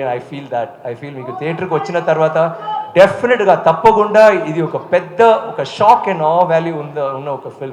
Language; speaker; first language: Telugu; non-native, local second language; Tamil